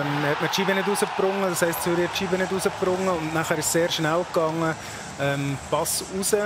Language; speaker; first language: German; native; German